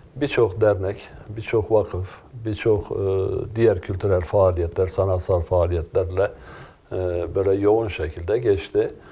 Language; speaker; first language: Turkish; non-native, local second language; Kurdish